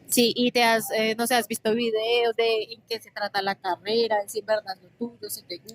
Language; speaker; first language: Spanish; native; Spanish